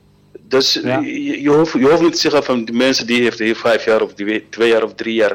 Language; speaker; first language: Dutch; non-native, learner; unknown